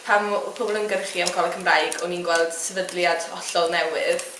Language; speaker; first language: Welsh; native; Welsh